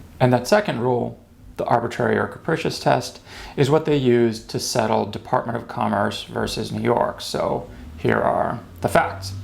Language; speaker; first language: English; native; English